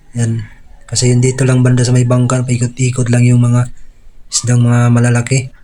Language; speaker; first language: Filipino; non-native, local second language; Waray